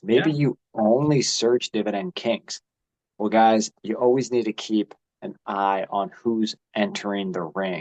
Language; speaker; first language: English; native; English